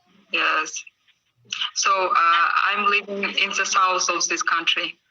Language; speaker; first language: English; non-native, learner; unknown